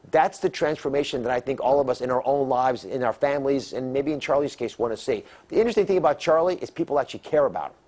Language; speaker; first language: English; native; English